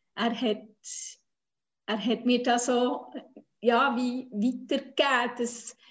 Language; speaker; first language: German; non-native, fluent; Swiss German